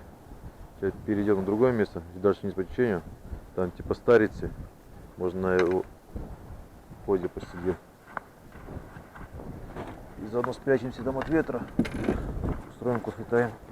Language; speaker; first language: Russian; native; Russian